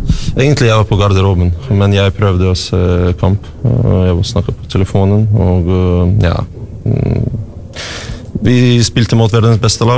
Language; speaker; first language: Norwegian; non-native, learner; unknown